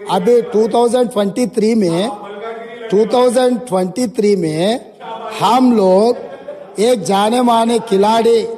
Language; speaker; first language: Hindi; non-native, local second language; Telugu